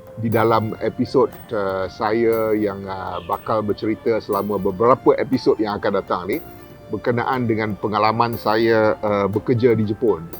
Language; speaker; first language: Malay; native; Malay